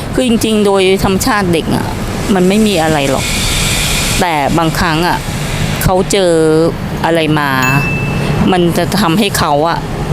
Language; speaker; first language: Thai; native; Thai